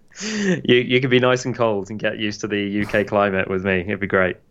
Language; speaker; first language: English; native; English